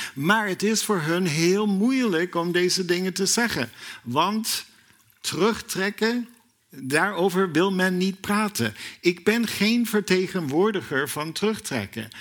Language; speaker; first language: Dutch; non-native, fluent; English